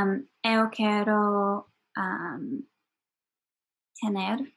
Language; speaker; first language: Portuguese; non-native, learner; English